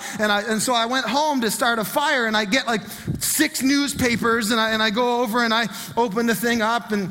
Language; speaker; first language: English; native; English